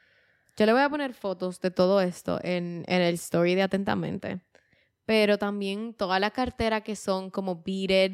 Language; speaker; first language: Spanish; native; Spanish